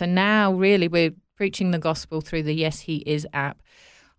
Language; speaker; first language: English; native; English